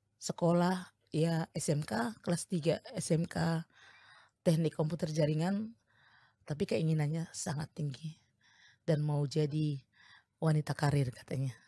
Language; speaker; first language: Indonesian; native; Indonesian